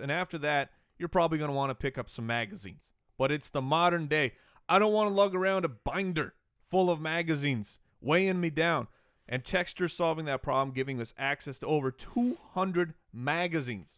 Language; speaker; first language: English; native; English